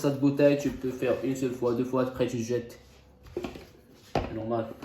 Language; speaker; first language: French; non-native, local second language; Arabic